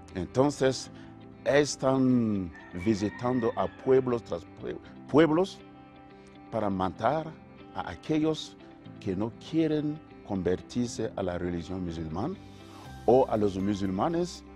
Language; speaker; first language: Spanish; non-native, learner; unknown